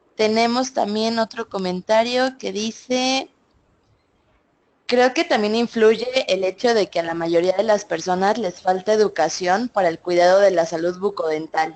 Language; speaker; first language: Spanish; native; Spanish